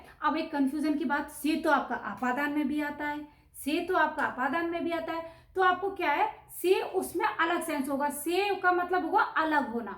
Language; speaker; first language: Hindi; native; Hindi